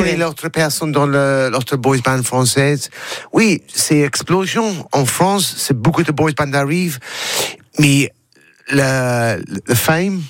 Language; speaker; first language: French; non-native, learner; English